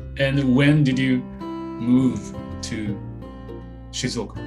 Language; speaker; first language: English; non-native, fluent; Japanese